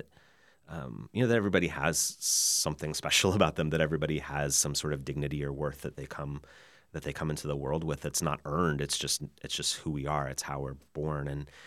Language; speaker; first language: English; native; English